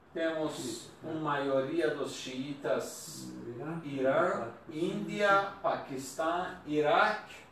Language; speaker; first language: Portuguese; non-native, learner; Persian